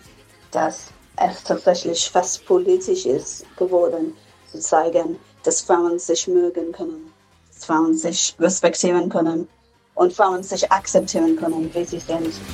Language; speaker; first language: German; non-native, fluent; English